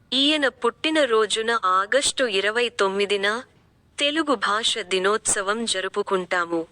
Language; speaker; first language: Telugu; native; Telugu